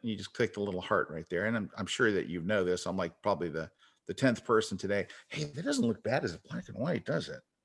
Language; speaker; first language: English; native; English